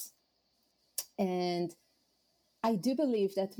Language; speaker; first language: English; non-native, fluent; Hebrew